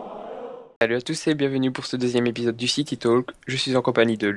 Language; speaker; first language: French; native; French